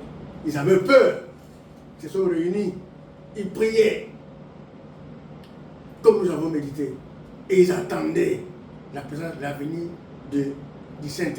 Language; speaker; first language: French; non-native, local second language; Lingala